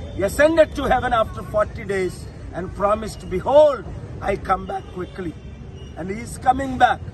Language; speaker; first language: English; non-native, local second language; Telugu